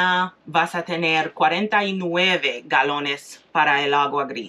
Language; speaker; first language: Spanish; non-native, fluent; English